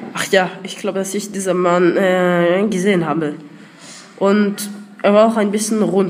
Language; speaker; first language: German; non-native, learner; French